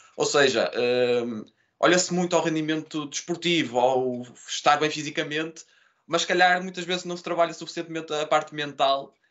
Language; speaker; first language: Portuguese; native; Portuguese